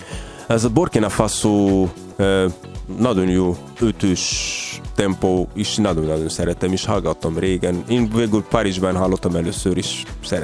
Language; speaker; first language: Hungarian; non-native, learner; Arabic